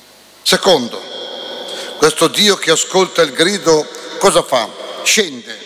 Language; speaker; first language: Italian; native; Italian